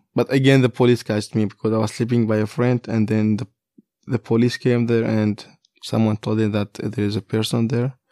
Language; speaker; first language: English; non-native, fluent; Kurdish